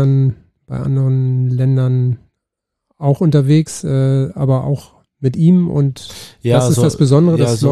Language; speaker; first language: German; native; German